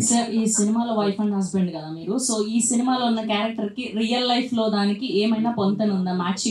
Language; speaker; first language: Telugu; native; Telugu